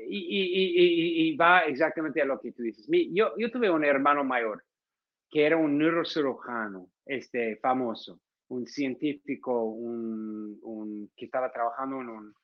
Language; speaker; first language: Spanish; non-native, fluent; English